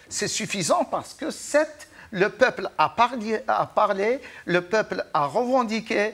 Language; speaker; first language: French; non-native, local second language; Arabic